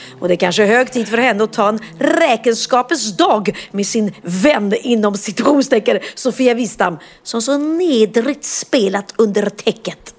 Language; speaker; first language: Swedish; native; Swedish